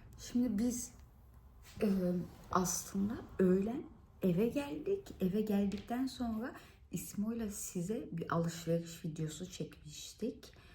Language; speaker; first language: Turkish; early bilingual, heritage; Turkish